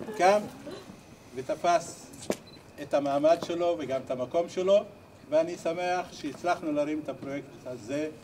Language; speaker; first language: Hebrew; non-native, local second language; Adyghe